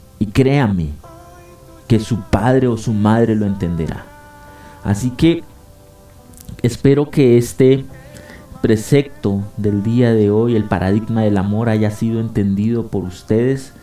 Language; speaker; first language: Spanish; native; Spanish